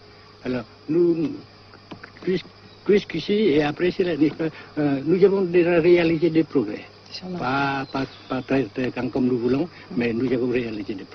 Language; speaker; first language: French; non-native, local second language; Vietnamese